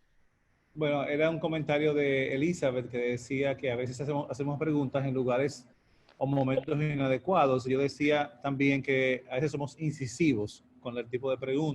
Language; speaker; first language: Spanish; native; Spanish